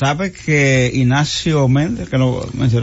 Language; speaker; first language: Spanish; native; Spanish